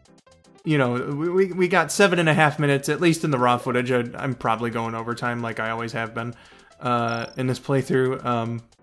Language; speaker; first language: English; native; English